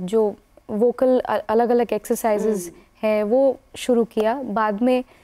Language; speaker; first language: Hindi; non-native, local second language; Bangla